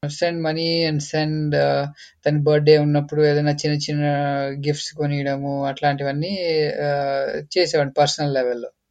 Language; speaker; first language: Telugu; native; Telugu